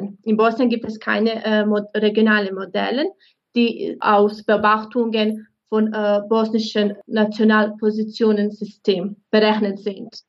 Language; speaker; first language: German; non-native, fluent; Bosnian